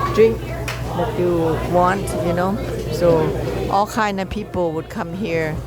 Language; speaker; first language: English; non-native, fluent; Thai